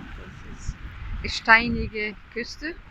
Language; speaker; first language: German; non-native, fluent; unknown